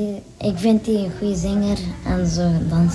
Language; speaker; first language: Dutch; early bilingual, other home language; Turkish